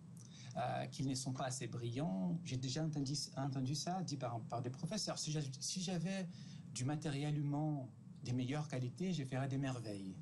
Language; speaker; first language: French; non-native, fluent; Portuguese